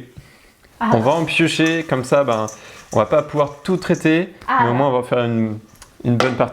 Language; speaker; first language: French; native; French